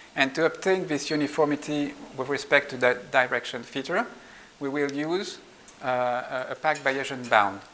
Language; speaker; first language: English; non-native, fluent; French